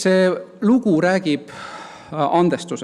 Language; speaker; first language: Estonian; native; Estonian